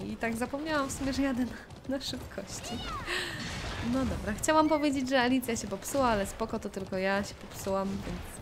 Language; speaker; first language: Polish; native; Polish